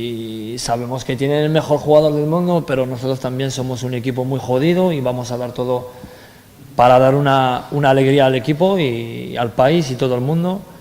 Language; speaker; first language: Spanish; non-native, fluent; French